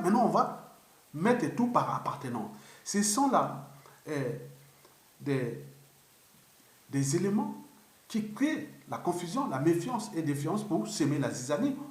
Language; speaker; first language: French; non-native, local second language; Lingala